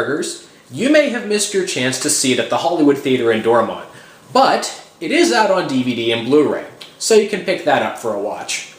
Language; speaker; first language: English; native; English